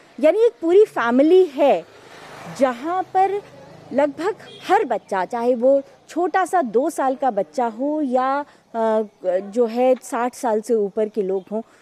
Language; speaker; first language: Hindi; native; Hindi